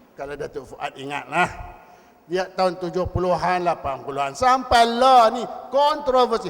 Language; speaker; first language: Malay; native; Malay